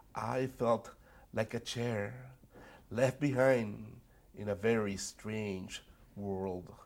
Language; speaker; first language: English; early bilingual, other home language; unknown